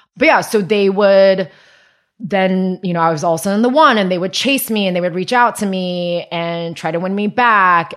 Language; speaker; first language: English; early bilingual, other home language; Chinese